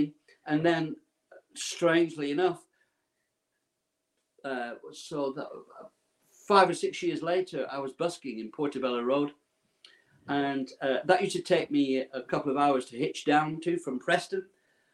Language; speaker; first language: English; native; English